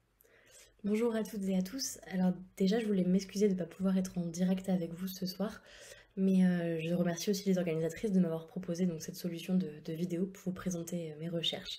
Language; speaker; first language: French; native; French